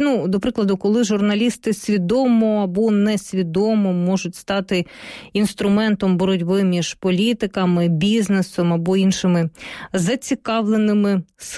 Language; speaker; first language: Ukrainian; native; Ukrainian